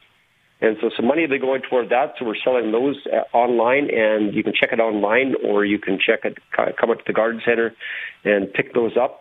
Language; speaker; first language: English; native; English